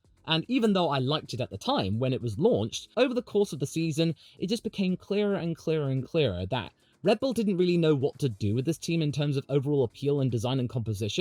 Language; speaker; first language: English; native; English